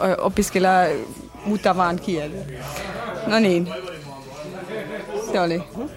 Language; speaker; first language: Finnish; non-native, fluent; German